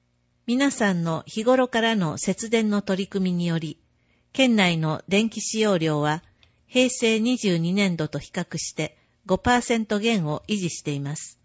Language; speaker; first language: Japanese; native; Japanese